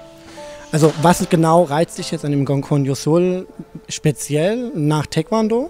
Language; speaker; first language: German; native; German